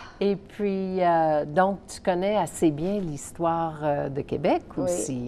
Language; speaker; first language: French; native; French